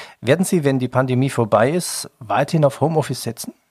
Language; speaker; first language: German; native; German